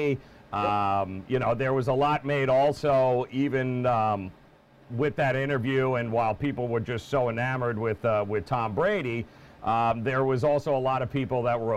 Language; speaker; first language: English; native; English